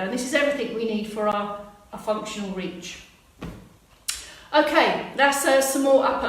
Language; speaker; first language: English; native; English